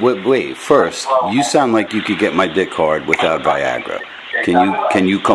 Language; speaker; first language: English; native; English